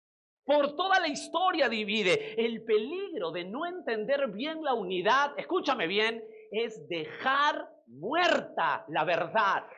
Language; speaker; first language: Spanish; native; Spanish